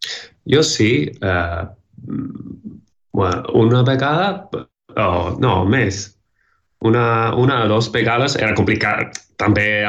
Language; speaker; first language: Catalan; non-native, learner; English